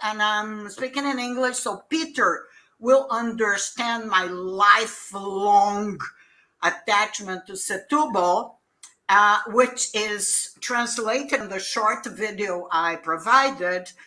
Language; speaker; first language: English; non-native, fluent; Portuguese